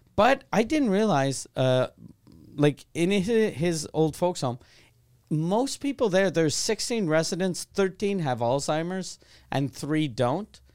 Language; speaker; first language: English; non-native, local second language; French